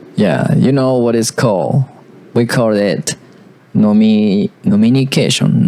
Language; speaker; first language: English; non-native, learner; Japanese